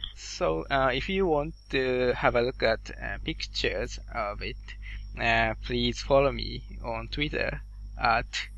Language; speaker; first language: English; non-native, fluent; Japanese